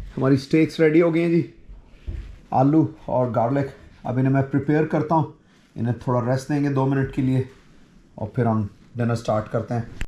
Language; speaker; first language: Urdu; non-native, local second language; Punjabi